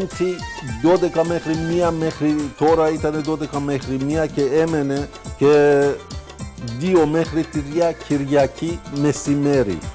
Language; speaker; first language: Greek; non-native, fluent; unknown